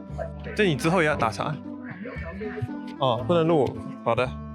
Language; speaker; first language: Chinese; native; Chinese